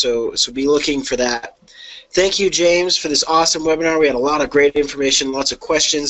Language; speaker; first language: English; native; English